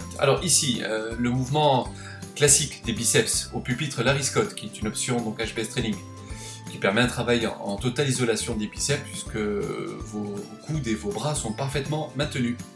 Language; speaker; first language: French; native; French